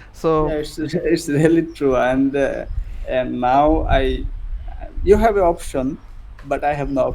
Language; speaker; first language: English; non-native, learner; Bangla